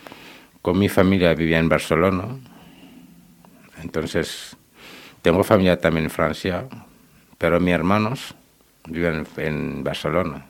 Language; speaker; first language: Spanish; non-native, learner; Wolof